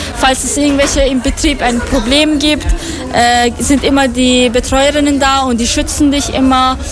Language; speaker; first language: German; non-native, fluent; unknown